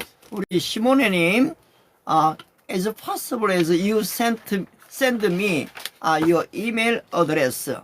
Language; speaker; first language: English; non-native, learner; Korean